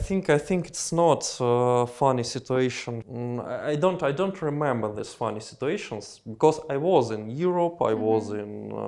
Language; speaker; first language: English; non-native, learner; Russian